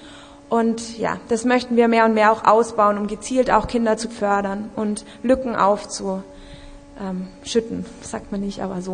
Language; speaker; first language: German; native; German